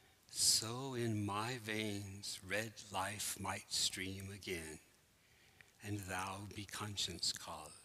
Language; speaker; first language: English; native; English